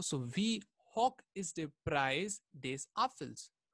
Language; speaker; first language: German; non-native, fluent; Hindi